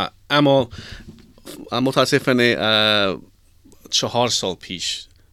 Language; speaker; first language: Persian; non-native, learner; English